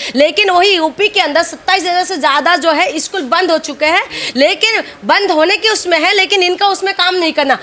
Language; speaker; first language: Hindi; non-native, local second language; Assamese